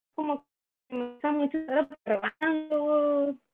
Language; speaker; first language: Spanish; native; Spanish